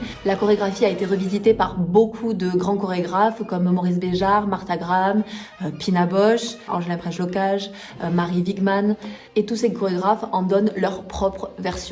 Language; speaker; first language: French; native; French